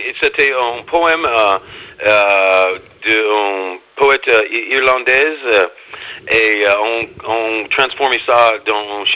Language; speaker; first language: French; non-native, learner; English